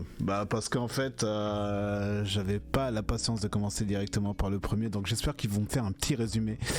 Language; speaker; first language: French; native; French